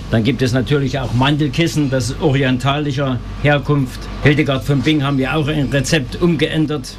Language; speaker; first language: German; native; German